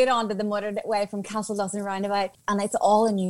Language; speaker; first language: English; native; English